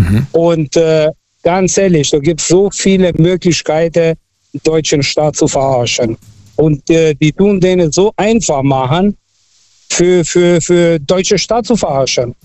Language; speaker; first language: German; early bilingual, other home language; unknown